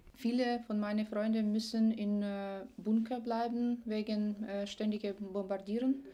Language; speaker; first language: German; non-native, fluent; Ukrainian